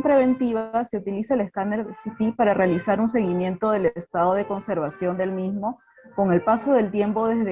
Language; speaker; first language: Spanish; native; Spanish